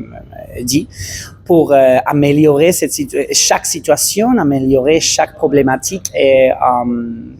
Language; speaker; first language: French; non-native, learner; Spanish